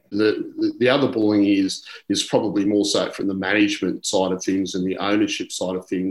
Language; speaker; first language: English; native; English